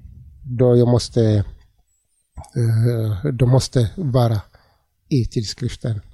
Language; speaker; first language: Swedish; non-native, learner; Tigrinya